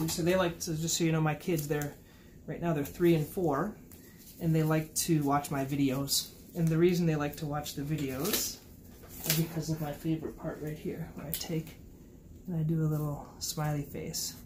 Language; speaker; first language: English; native; English